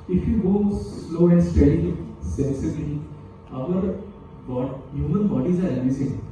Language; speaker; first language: English; non-native, local second language; Marathi